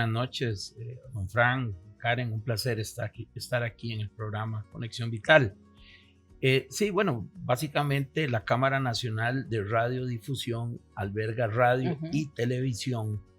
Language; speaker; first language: Spanish; native; Spanish